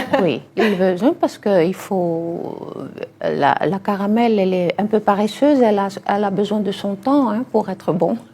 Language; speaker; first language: French; non-native, fluent; Greek